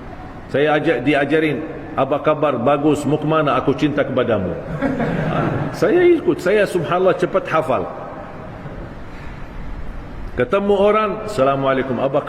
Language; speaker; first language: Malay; non-native, fluent; Arabic